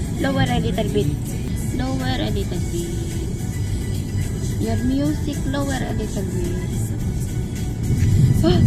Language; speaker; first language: English; non-native, local second language; Filipino